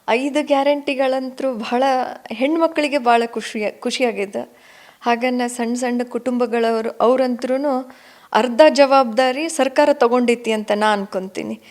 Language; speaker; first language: Kannada; native; Kannada